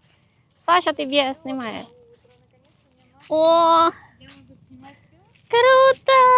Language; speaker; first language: Russian; non-native, learner; Filipino